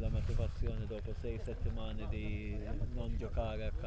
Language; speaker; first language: Italian; non-native, fluent; Maltese